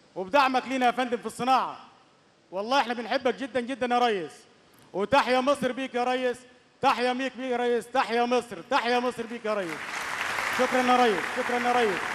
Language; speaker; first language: Egyptian Arabic; native; Egyptian Arabic